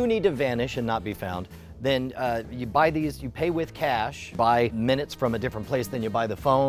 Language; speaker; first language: English; native; English